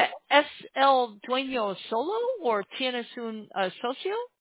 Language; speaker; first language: Spanish; non-native, learner; English